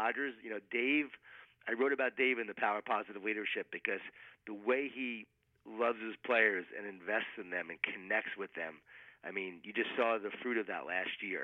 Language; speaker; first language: English; native; English